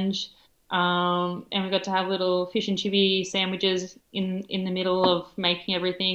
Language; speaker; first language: English; native; English